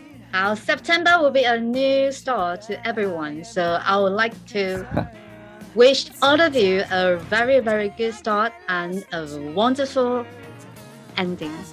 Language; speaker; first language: English; non-native, fluent; Chinese